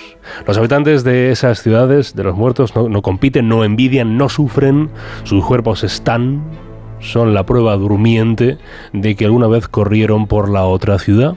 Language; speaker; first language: Spanish; native; Spanish